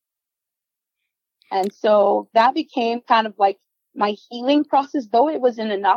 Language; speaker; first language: English; non-native, local second language; Spanish